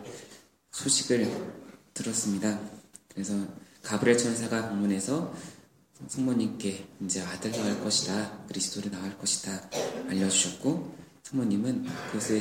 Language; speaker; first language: Mongolian; non-native, learner; Korean